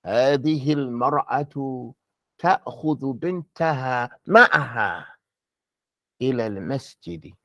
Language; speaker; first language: Arabic; non-native, fluent; English